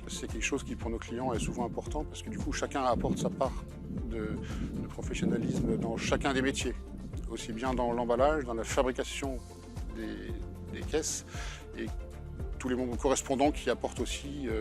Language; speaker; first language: French; native; French